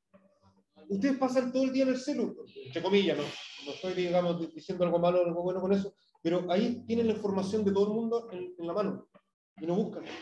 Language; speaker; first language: Spanish; native; Spanish